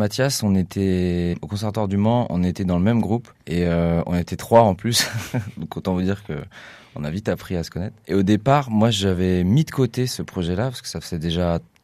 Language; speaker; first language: French; native; French